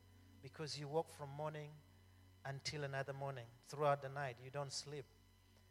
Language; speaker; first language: English; non-native, local second language; Acoli